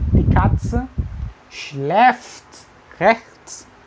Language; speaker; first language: German; non-native, fluent; Indonesian